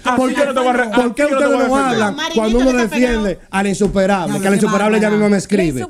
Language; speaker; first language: Spanish; native; Spanish